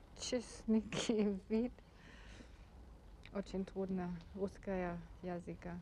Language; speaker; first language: Russian; non-native, learner; German